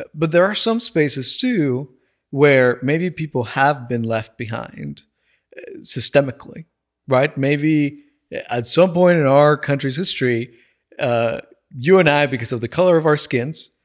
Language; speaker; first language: English; non-native, fluent; Spanish